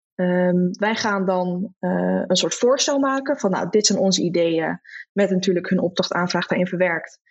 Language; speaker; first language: Dutch; native; Dutch